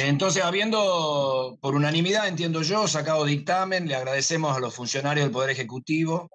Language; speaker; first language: Spanish; native; Spanish